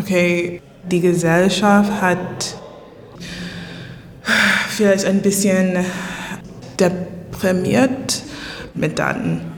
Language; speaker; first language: German; non-native, learner; English